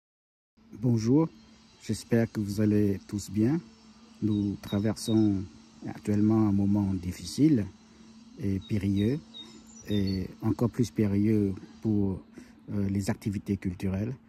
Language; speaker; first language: French; non-native, fluent; Khmer